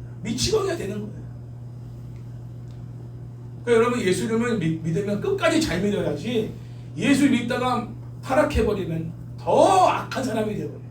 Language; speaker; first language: Korean; native; Korean